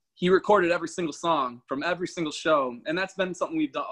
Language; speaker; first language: English; native; English